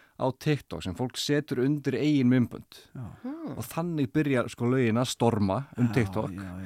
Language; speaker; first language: Icelandic; native; Icelandic